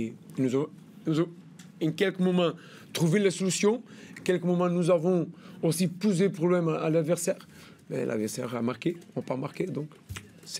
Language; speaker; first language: French; non-native, learner; Portuguese